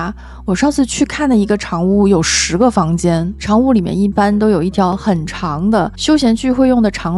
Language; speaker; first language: Chinese; native; Chinese